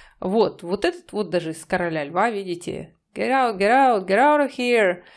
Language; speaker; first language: Russian; native; Russian